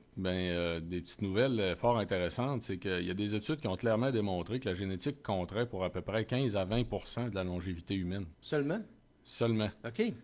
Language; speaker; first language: French; native; French